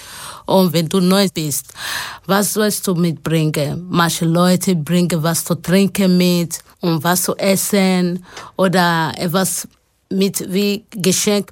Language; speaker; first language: German; non-native, learner; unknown